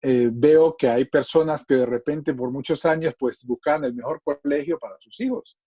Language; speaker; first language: Spanish; native; Spanish